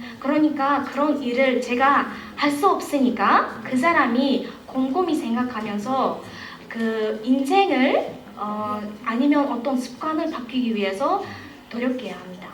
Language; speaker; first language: Korean; non-native, fluent; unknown